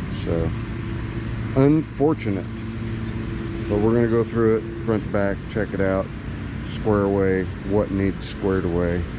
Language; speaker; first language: English; native; English